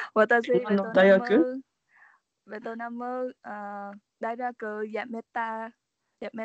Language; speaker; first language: Japanese; non-native, learner; Vietnamese